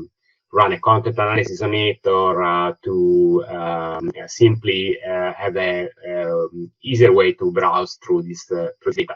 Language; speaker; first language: English; non-native, fluent; Italian